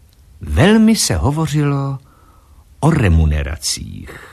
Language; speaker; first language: Czech; native; Czech